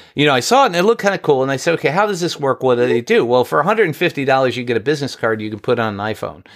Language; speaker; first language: English; native; English